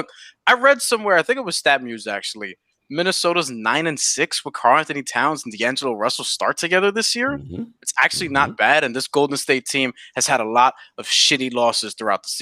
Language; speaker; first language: English; native; English